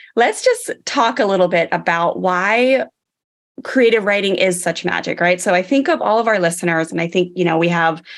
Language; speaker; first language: English; native; English